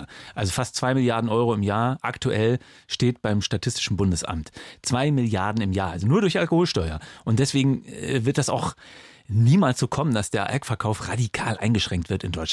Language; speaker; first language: German; native; German